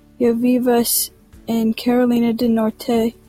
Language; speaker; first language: Spanish; non-native, learner; English